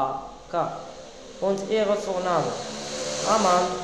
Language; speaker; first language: German; non-native, learner; Arabic